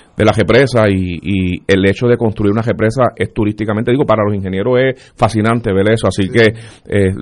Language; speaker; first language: Spanish; native; Spanish